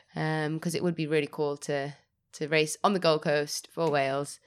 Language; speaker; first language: English; native; English